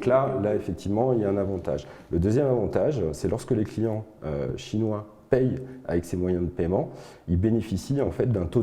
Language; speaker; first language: French; native; French